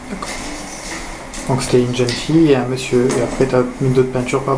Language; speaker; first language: French; native; French